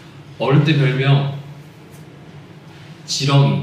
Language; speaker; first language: Korean; native; Korean